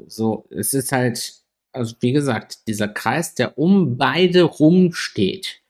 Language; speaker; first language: German; native; German